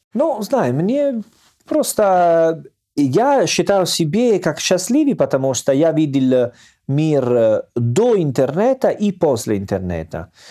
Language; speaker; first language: Russian; non-native, fluent; Italian